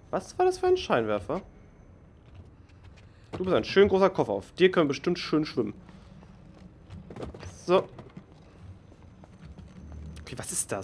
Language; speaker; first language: German; native; German